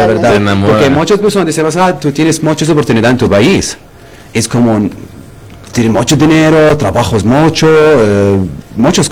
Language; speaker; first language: Spanish; non-native, learner; Arabic